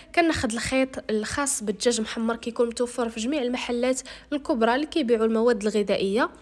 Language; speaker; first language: Arabic; native; Arabic